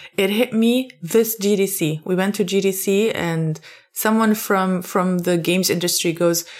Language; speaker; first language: English; non-native, fluent; Arabic